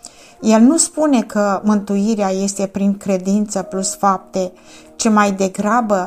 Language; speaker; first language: Romanian; native; Romanian